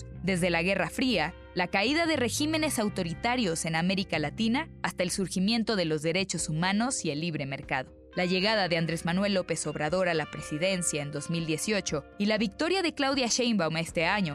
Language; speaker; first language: Spanish; native; Spanish